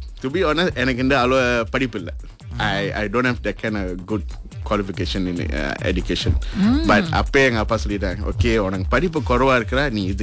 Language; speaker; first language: Tamil; early bilingual, heritage; Tamil